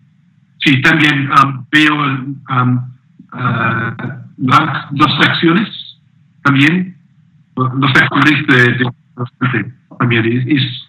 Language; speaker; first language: Spanish; non-native, learner; English